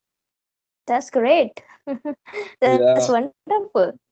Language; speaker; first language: English; non-native, local second language; Hindi